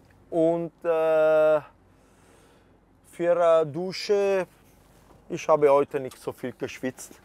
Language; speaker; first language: German; non-native, fluent; Italian